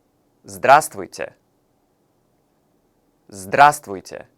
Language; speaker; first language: Russian; non-native, fluent; Korean